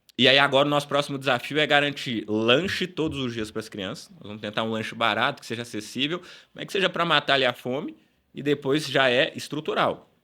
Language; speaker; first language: Portuguese; early bilingual, other home language; Upper Guinea Crioulo